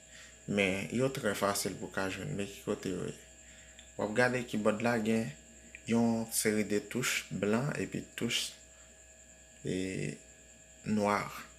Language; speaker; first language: French; non-native, learner; Haitian Creole